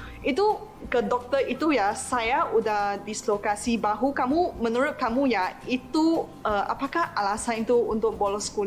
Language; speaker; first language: Indonesian; non-native, fluent; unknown